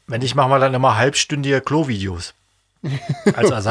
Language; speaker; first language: German; native; German